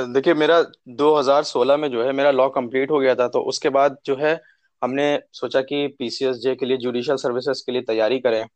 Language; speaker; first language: Hindi; native; Hindi